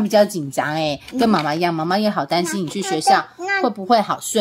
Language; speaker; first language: Chinese; native; Chinese